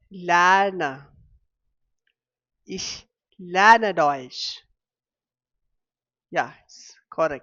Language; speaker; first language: German; non-native, fluent; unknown